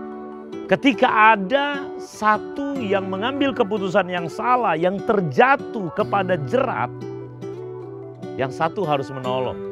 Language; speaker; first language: Indonesian; native; Indonesian